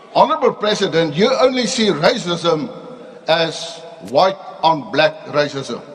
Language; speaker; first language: English; non-native, local second language; Afrikaans